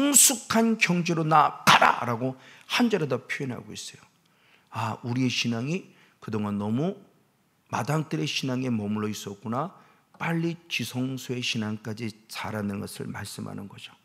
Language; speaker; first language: Korean; native; Korean